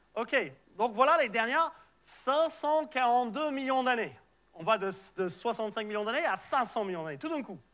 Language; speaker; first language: French; non-native, fluent; English